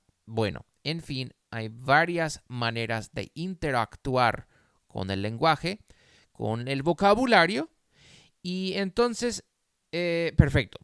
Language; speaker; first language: Spanish; non-native, fluent; English